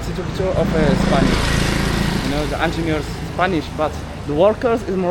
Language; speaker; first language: English; non-native, learner; Arabic